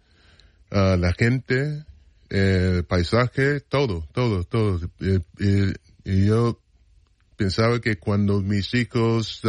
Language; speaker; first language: Spanish; non-native, fluent; English